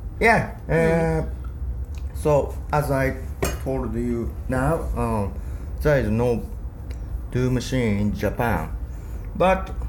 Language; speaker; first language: English; non-native, learner; Japanese